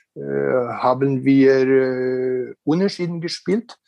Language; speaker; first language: German; non-native, fluent; Norwegian